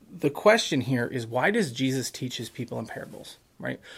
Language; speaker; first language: English; native; English